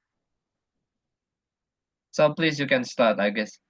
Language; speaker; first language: English; non-native, fluent; Indonesian